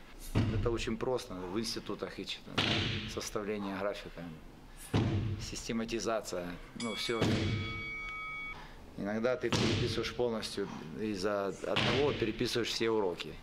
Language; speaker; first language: Russian; native; Russian